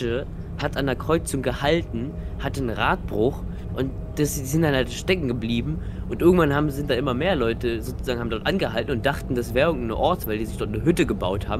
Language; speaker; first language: German; native; German